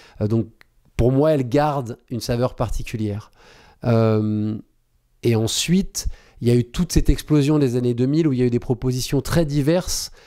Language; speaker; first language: French; native; French